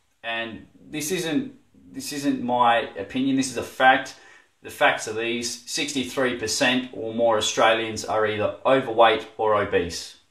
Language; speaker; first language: English; native; English